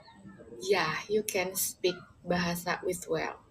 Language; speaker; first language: English; non-native, learner; Indonesian